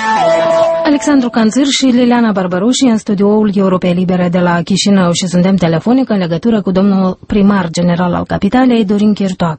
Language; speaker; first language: Romanian; native; Romanian